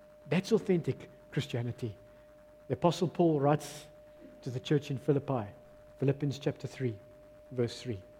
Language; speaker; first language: English; non-native, local second language; Afrikaans